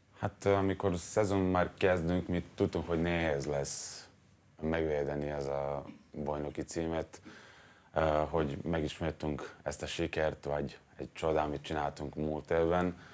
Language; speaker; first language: Hungarian; non-native, learner; Serbian